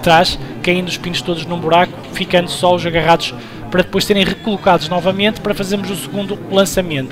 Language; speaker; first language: Portuguese; native; Portuguese